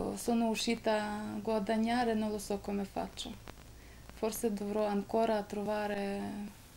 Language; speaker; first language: Italian; non-native, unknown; Ukrainian